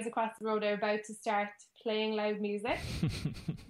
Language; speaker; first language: English; native; English